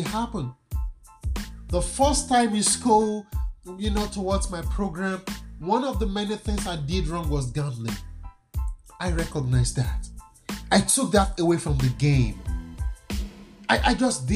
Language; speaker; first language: English; non-native, local second language; Yoruba